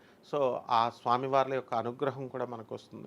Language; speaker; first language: Telugu; native; Telugu